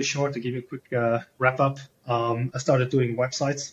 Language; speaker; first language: English; non-native, fluent; German